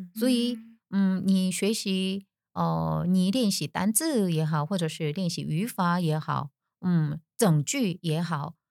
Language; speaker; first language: Chinese; non-native, fluent; Korean